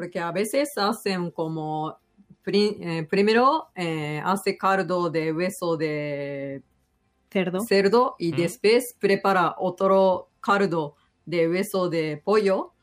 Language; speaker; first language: Spanish; non-native, learner; Japanese